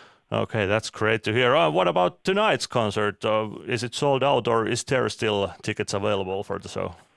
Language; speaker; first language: English; non-native, fluent; Finnish